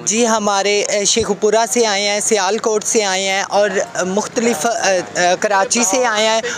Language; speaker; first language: Urdu; non-native, local second language; Punjabi